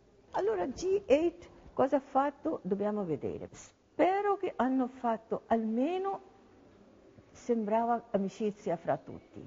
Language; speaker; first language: Italian; non-native, learner; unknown